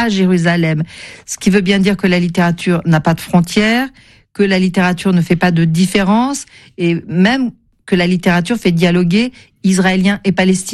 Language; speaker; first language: French; native; French